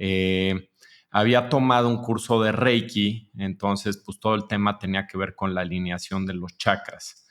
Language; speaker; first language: Spanish; native; Spanish